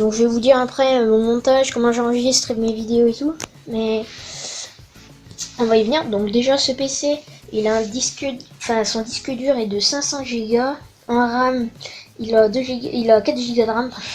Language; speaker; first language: French; native; French